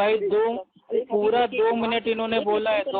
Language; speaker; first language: Hindi; native; Hindi